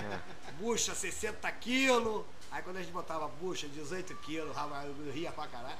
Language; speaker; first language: Portuguese; native; Portuguese